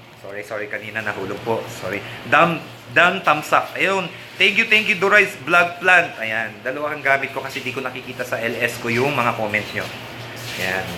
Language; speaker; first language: Filipino; non-native, local second language; Pampanga